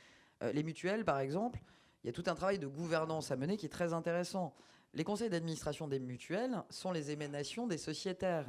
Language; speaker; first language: French; native; French